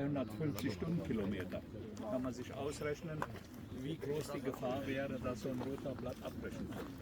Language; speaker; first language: German; native; German